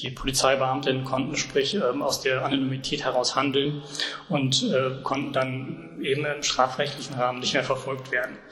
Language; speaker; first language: German; native; German